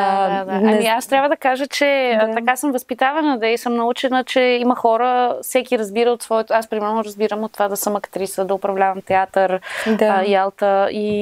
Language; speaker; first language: Bulgarian; native; Bulgarian